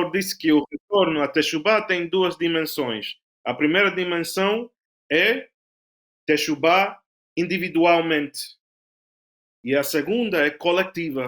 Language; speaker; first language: Portuguese; non-native, fluent; Spanish